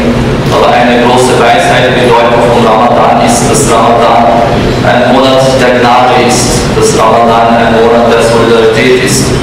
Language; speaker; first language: German; non-native, fluent; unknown